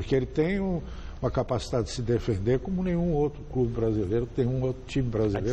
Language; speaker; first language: Portuguese; native; Portuguese